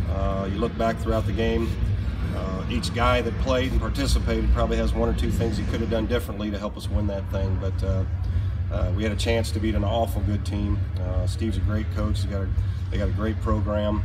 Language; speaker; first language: English; native; English